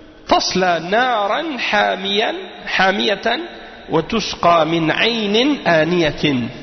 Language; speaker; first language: Arabic; non-native, fluent; French